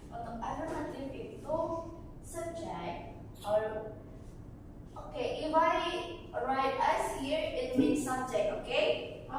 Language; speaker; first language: English; non-native, learner; Indonesian